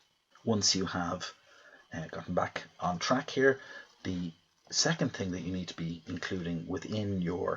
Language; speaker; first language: English; native; English